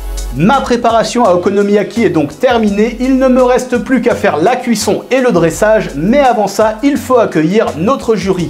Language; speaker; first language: French; native; French